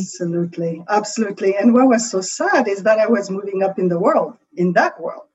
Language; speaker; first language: English; non-native, fluent; French